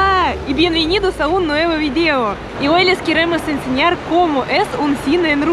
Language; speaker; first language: Spanish; non-native, learner; Russian